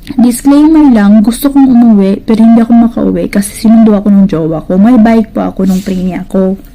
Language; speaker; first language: Filipino; native; Filipino